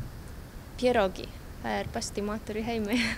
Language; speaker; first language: Icelandic; non-native, fluent; Polish